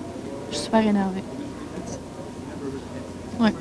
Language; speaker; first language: French; native; French